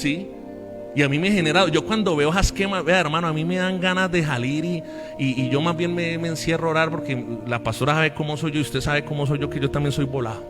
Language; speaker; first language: Spanish; native; Spanish